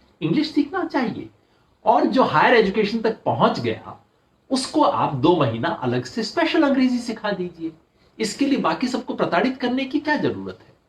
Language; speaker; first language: Hindi; native; Hindi